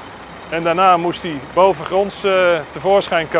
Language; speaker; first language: Dutch; native; Dutch